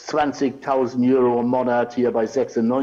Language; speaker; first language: German; non-native, fluent; English